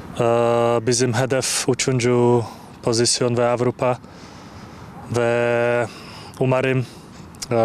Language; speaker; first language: Turkish; non-native, learner; Slovak